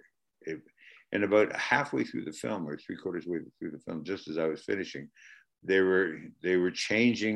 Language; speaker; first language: English; native; English